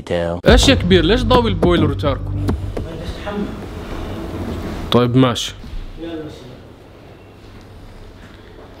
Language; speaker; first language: Arabic; native; Arabic